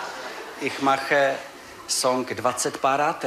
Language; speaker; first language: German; non-native, learner; Czech